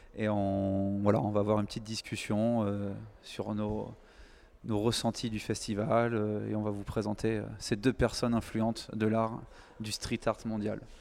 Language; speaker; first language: French; native; French